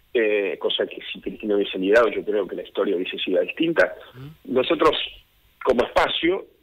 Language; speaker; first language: Spanish; native; Spanish